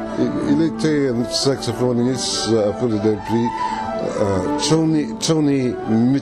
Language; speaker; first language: French; non-native, fluent; English